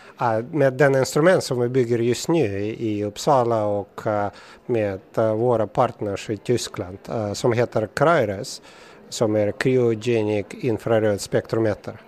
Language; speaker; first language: Swedish; non-native, fluent; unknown